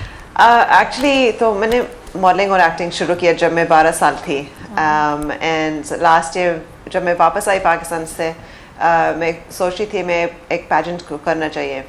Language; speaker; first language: Hindi; early bilingual, heritage; English